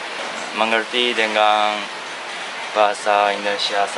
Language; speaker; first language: Indonesian; non-native, learner; Japanese